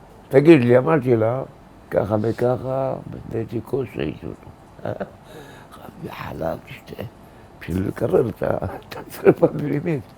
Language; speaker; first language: Hebrew; early bilingual, other home language; Arabic